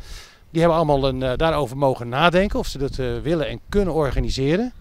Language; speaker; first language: Dutch; native; Dutch